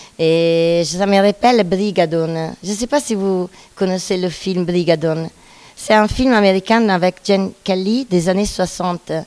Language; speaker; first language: French; non-native, fluent; Italian